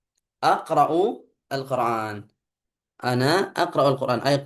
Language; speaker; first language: Arabic; non-native, fluent; Indonesian